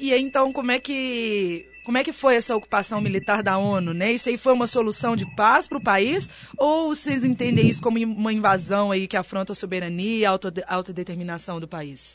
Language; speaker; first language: Portuguese; native; Portuguese